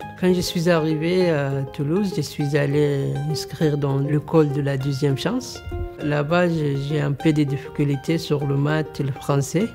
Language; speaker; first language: French; non-native, learner; Arabic